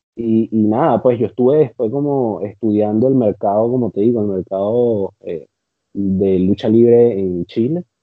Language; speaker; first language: Spanish; native; Spanish